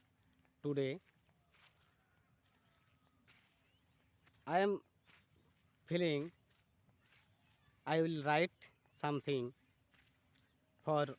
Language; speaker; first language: English; non-native, learner; Bangla